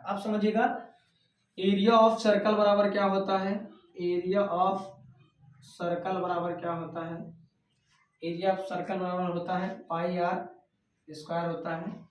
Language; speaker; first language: Hindi; native; Hindi